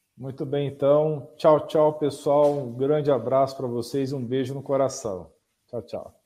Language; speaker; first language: Portuguese; native; Portuguese